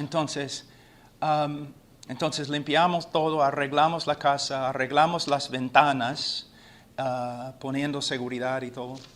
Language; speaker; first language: Spanish; non-native, fluent; English